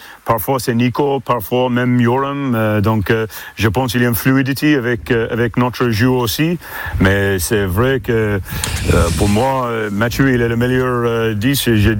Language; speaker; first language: French; non-native, fluent; English